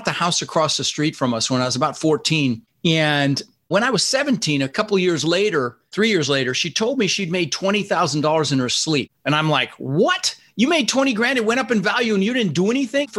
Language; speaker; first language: English; early bilingual, other home language; Dutch